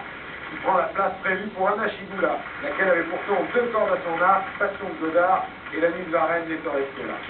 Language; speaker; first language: French; native; French